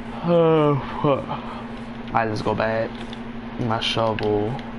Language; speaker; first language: English; early bilingual, other home language; Spanish